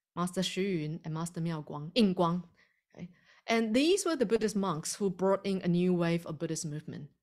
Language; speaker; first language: English; early bilingual, other home language; Chinese